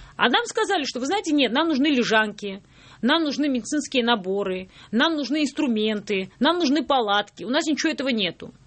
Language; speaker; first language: Russian; non-native, local second language; Georgian